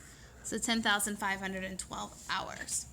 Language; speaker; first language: English; native; English